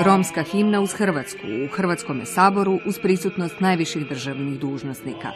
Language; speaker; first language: Croatian; native; Croatian